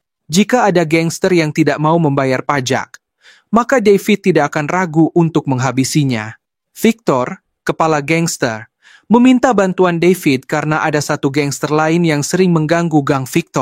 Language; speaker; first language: Indonesian; native; Indonesian